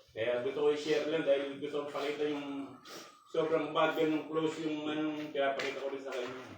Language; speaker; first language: Filipino; native; Filipino